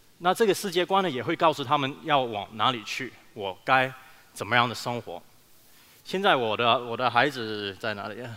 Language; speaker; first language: Chinese; early bilingual, heritage; Chinese